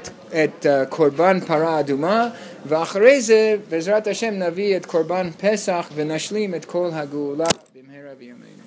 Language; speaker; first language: Hebrew; non-native, fluent; English